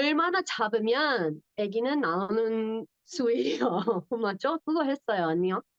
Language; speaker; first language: Korean; non-native, learner; English